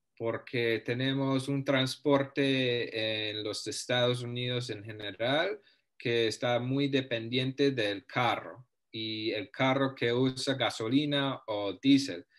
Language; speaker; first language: Spanish; non-native, fluent; English